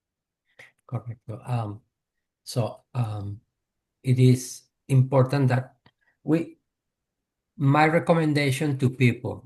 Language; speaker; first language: English; non-native, fluent; Spanish